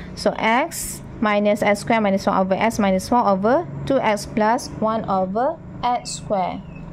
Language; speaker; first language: English; non-native, local second language; Malay